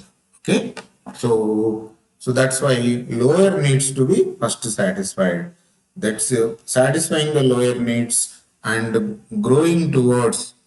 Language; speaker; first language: English; non-native, local second language; Telugu